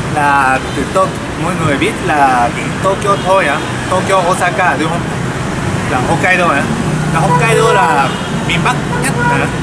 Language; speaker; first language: Vietnamese; non-native, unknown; Japanese